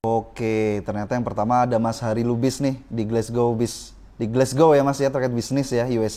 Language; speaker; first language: Indonesian; native; Indonesian